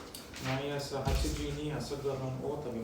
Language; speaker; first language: Japanese; non-native, learner; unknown